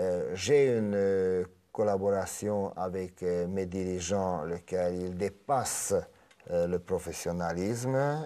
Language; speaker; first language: French; non-native, fluent; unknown